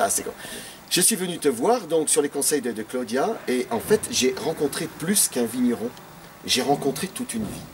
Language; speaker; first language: French; native; French